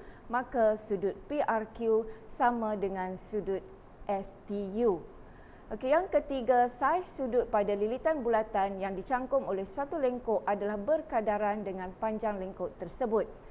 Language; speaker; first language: Malay; native; Malay